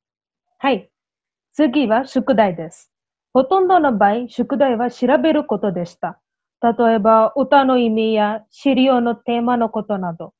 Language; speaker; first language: Japanese; non-native, learner; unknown